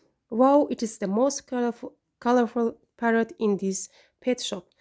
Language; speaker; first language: English; non-native, fluent; Azerbaijani